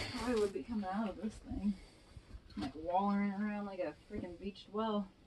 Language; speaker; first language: English; native; English